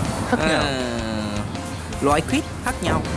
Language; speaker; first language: Vietnamese; non-native, learner; Japanese